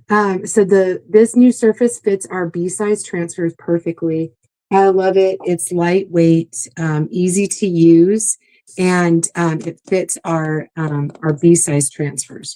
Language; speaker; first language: English; native; English